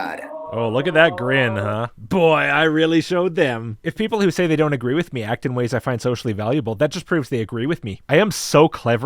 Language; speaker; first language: English; native; English